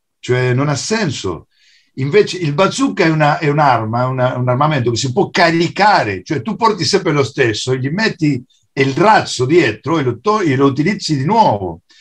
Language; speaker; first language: Italian; non-native, fluent; Spanish